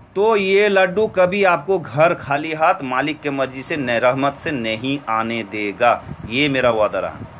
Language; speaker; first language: Hindi; non-native, local second language; Bangla